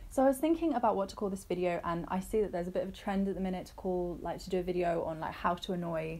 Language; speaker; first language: English; native; English